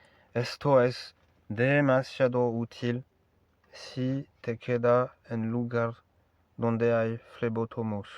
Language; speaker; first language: Spanish; non-native, learner; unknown